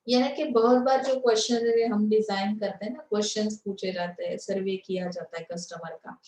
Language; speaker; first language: Hindi; non-native, local second language; Marathi